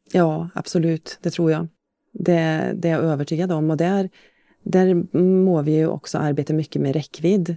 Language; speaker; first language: Swedish; native; Swedish